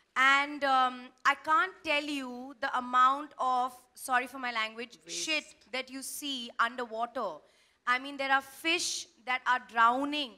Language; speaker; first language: English; non-native, local second language; Hindi